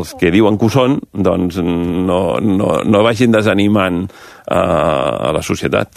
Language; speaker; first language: Catalan; native; Catalan